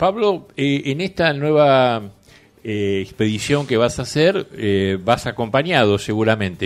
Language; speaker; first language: Spanish; native; Spanish